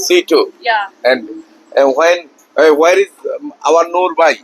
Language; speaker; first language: English; non-native, learner; Bangla